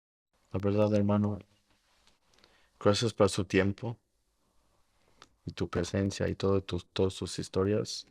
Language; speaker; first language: Spanish; early bilingual, heritage; Spanish